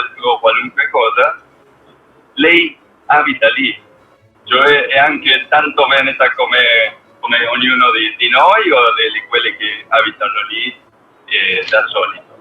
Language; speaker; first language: Italian; non-native, learner; Spanish